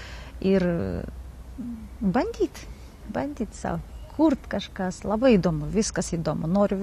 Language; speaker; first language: Lithuanian; non-native, learner; Kazakh